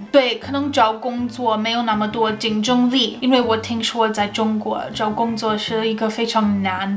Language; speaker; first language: Chinese; non-native, fluent; English